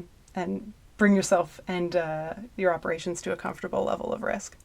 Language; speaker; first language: English; native; English